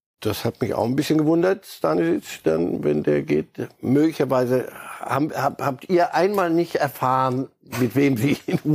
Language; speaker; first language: German; native; German